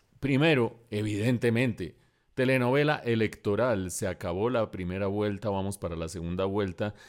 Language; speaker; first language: Spanish; native; Spanish